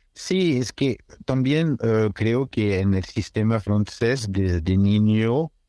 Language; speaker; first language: Spanish; non-native, fluent; French